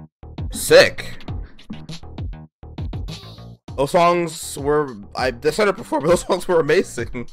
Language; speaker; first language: English; native; English